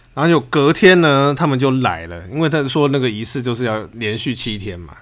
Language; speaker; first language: Chinese; native; Chinese